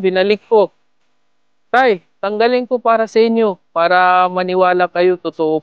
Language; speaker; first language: Filipino; non-native, learner; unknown